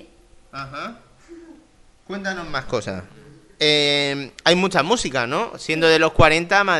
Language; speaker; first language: Spanish; native; Spanish